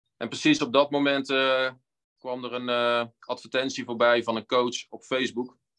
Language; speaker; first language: Dutch; native; Dutch